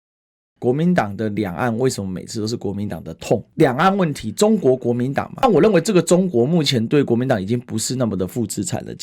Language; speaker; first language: Chinese; native; Chinese